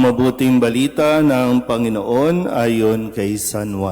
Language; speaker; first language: Filipino; native; Filipino